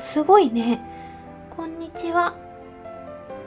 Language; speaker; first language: Japanese; native; Japanese